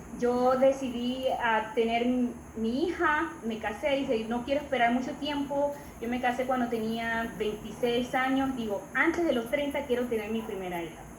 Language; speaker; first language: Spanish; native; Spanish